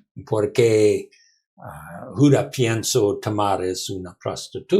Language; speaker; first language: Spanish; non-native, learner; English